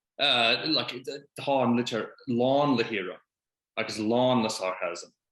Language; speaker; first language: Irish; non-native, local second language; English